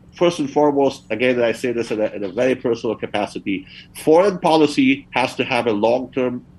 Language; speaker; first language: English; early bilingual, other home language; Persian